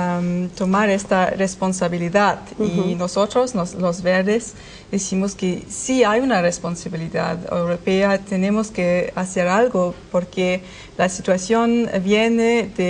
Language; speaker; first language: Spanish; non-native, fluent; German